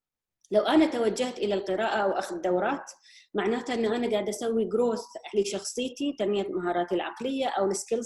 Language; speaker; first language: Arabic; native; Arabic